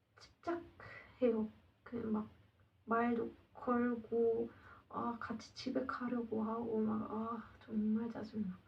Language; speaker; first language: Korean; non-native, learner; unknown